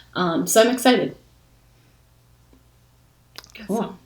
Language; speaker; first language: English; native; English